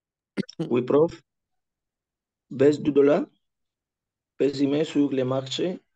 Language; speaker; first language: French; non-native, learner; Spanish